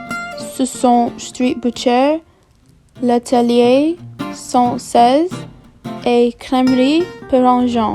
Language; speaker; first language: French; non-native, learner; English